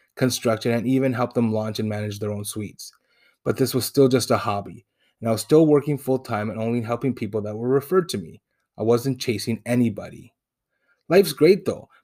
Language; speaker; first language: English; non-native, fluent; Spanish